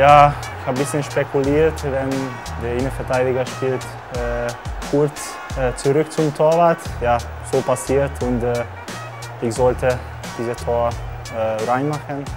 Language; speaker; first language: German; non-native, learner; Hungarian